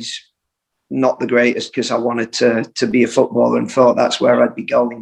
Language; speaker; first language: English; native; English